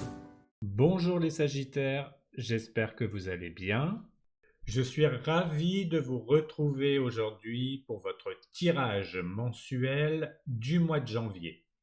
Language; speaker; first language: French; native; French